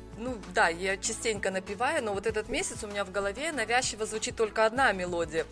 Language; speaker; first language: Russian; native; Russian